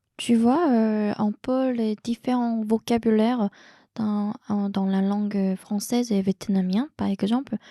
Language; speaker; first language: French; non-native, fluent; Korean